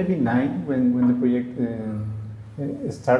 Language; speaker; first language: English; non-native, learner; Spanish